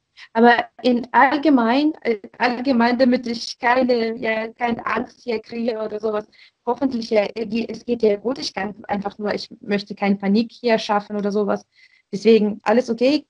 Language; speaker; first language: German; non-native, fluent; Ukrainian